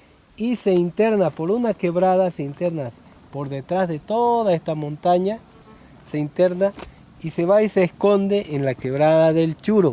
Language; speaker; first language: Spanish; native; Spanish